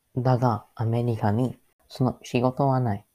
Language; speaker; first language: Japanese; non-native, learner; English